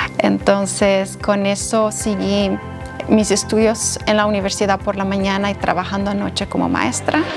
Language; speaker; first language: Spanish; non-native, fluent; Portuguese